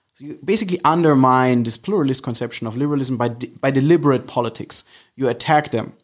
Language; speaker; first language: English; non-native, fluent; German